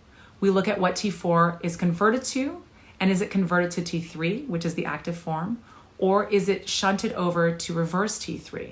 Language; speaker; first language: English; native; English